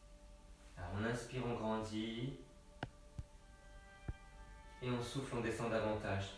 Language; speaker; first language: French; native; French